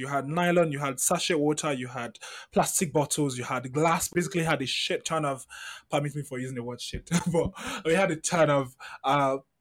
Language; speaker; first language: English; non-native, local second language; Yoruba